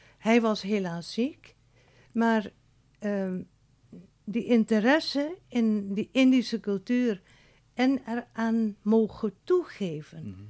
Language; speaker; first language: Dutch; native; Dutch